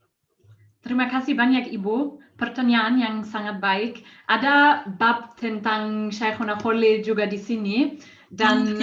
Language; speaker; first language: Indonesian; non-native, fluent; German